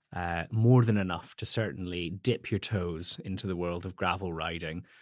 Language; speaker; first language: English; native; English